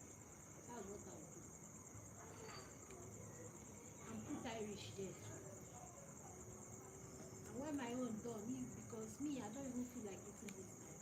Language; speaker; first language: English; non-native, local second language; Igbo